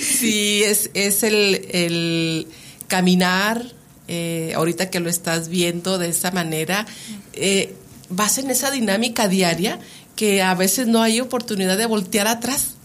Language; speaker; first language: Spanish; native; Spanish